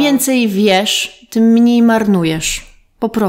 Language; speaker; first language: Polish; native; Polish